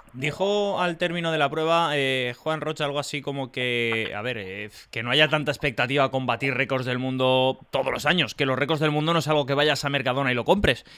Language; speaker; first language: Spanish; native; Spanish